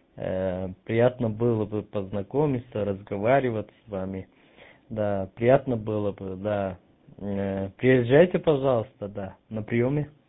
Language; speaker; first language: Russian; non-native, fluent; Turkish